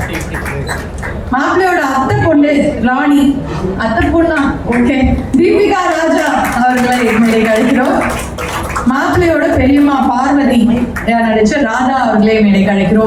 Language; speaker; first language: Tamil; native; Tamil